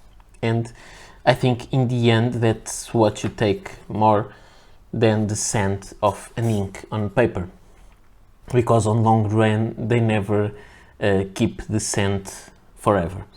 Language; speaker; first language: English; non-native, fluent; Portuguese